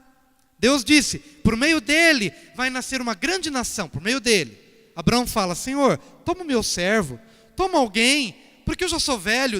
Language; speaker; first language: Portuguese; native; Portuguese